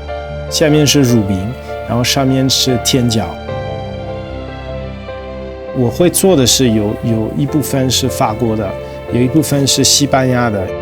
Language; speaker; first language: Chinese; non-native, fluent; French